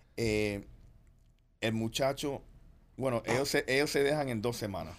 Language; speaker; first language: Spanish; early bilingual, heritage; Spanish